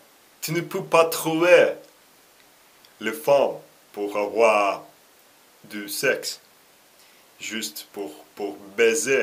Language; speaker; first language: French; non-native, learner; Russian